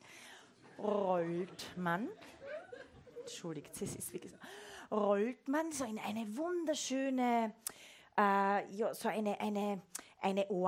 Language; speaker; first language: German; native; German